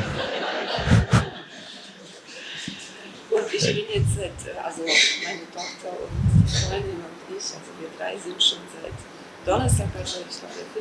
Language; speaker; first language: German; non-native, fluent; Polish